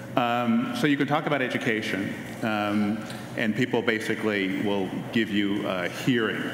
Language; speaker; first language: English; native; English